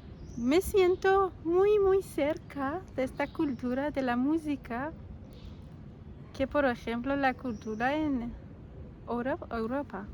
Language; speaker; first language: Spanish; non-native, learner; Persian